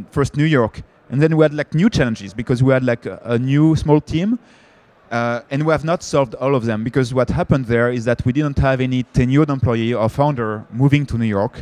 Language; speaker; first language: English; non-native, fluent; French